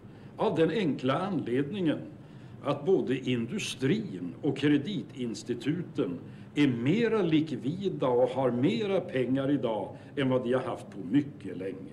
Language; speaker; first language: Swedish; native; Swedish